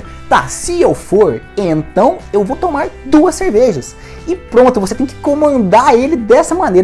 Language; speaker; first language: Portuguese; native; Portuguese